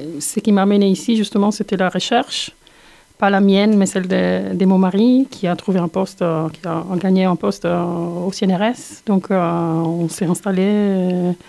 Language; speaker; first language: French; non-native, fluent; Italian